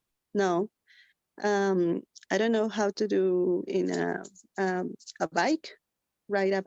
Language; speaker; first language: English; non-native, learner; Spanish